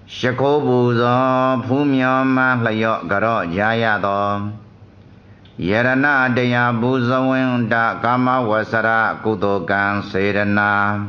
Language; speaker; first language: Burmese; native; Burmese